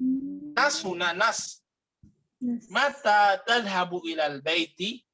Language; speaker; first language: Arabic; non-native, fluent; Indonesian